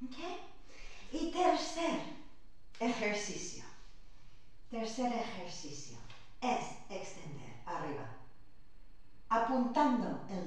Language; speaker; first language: Spanish; non-native, fluent; English